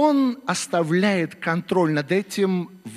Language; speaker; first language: Russian; native; Russian